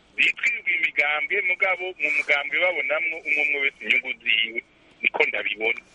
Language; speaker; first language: Rundi; native; Rundi